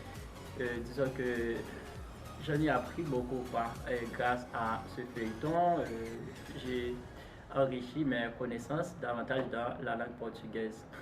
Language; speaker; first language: French; non-native, local second language; Haitian Creole